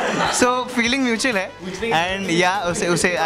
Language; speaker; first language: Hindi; native; Hindi